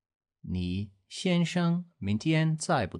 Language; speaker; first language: Chinese; non-native, learner; English